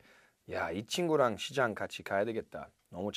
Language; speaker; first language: Korean; non-native, fluent; English